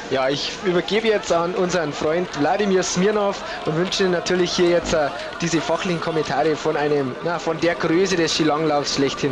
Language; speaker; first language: German; native; German